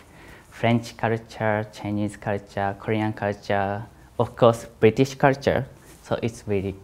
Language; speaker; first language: English; non-native, learner; Japanese